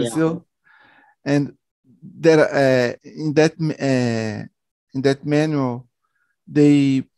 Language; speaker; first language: English; non-native, learner; Portuguese